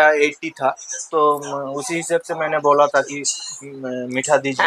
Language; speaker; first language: Hindi; non-native, local second language; Bangla